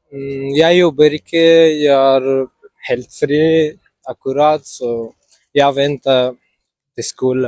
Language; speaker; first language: Norwegian; non-native, learner; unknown